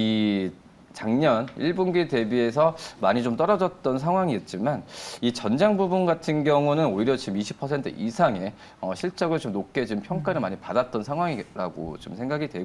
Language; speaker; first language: Korean; native; Korean